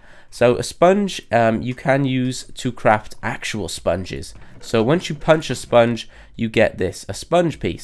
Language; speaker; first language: English; native; English